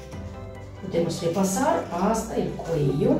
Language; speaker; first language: Spanish; non-native, fluent; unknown